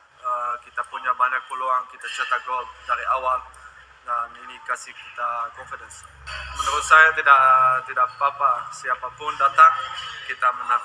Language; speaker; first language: Indonesian; non-native, fluent; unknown